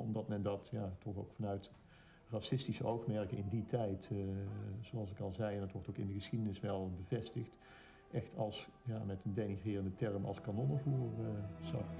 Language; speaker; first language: Dutch; native; Dutch